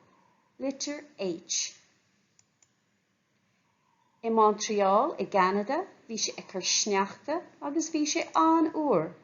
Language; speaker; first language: Irish; non-native, fluent; English